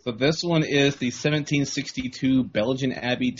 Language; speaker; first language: English; native; English